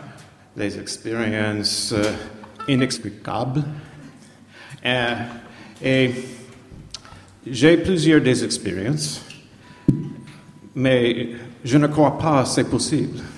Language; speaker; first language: French; non-native, learner; English